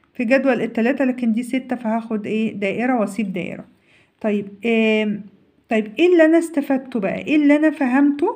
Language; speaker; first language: Arabic; native; Arabic